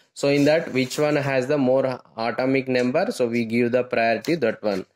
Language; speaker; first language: English; non-native, local second language; Telugu